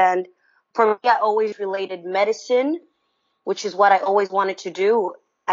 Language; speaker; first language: English; non-native, local second language; Ganda